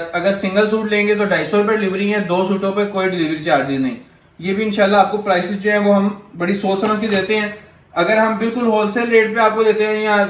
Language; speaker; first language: Urdu; non-native, local second language; Punjabi